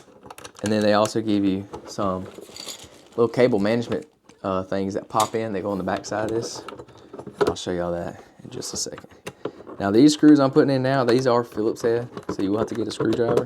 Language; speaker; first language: English; native; English